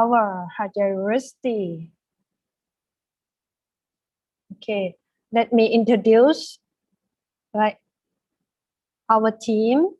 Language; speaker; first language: English; non-native, fluent; Thai